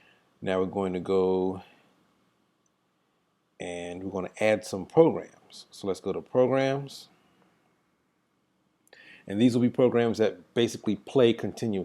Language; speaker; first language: English; native; English